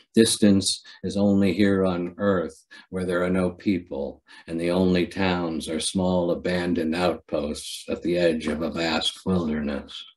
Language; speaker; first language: English; native; English